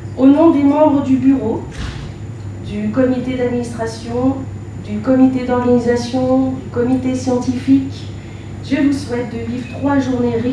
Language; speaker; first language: French; native; French